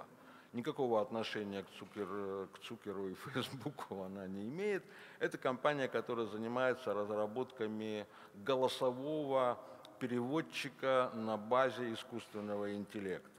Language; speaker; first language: Russian; native; Russian